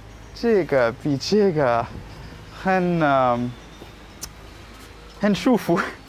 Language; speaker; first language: Chinese; non-native, learner; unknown